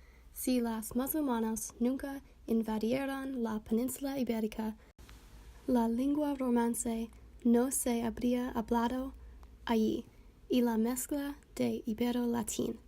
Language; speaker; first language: Spanish; non-native, learner; English